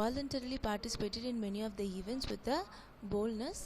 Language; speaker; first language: English; non-native, local second language; Tamil